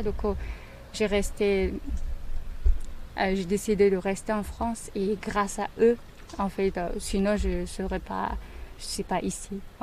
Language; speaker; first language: French; non-native, learner; Mongolian